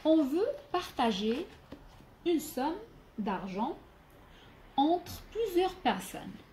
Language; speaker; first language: French; non-native, local second language; Arabic